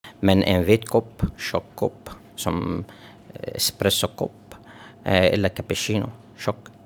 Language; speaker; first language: Swedish; non-native, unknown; Arabic